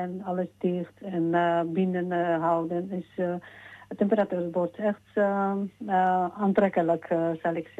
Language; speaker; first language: Dutch; non-native, fluent; Georgian